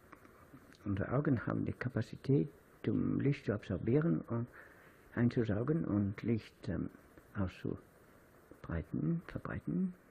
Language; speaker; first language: German; non-native, fluent; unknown